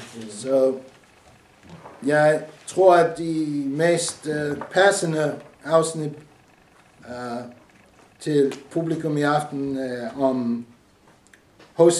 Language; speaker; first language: Danish; non-native, fluent; English